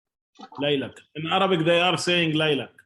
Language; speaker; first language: English; non-native, learner; Arabic